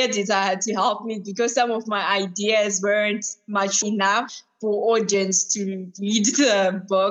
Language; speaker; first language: English; non-native, local second language; Shona